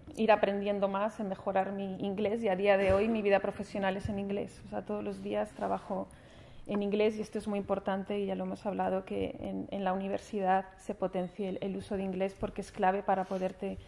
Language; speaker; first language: Spanish; native; Spanish